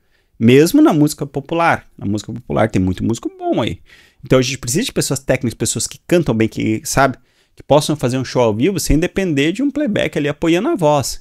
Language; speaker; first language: Portuguese; native; Portuguese